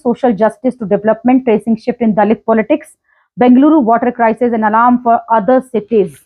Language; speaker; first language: English; non-native, local second language; Hindi